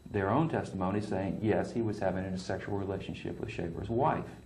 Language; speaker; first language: English; native; English